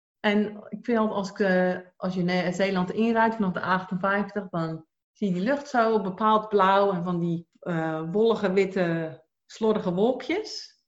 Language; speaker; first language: Dutch; native; Dutch